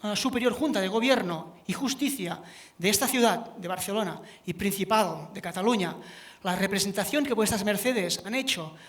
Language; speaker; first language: Spanish; non-native, local second language; Catalan